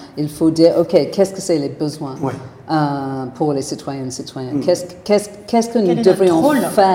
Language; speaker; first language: French; non-native, fluent; English